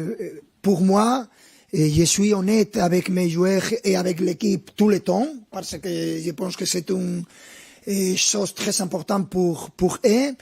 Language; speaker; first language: French; non-native, fluent; Spanish